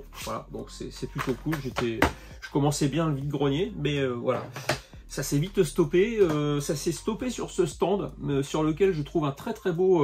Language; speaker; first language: French; native; French